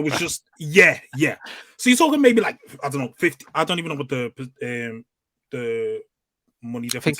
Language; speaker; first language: English; native; English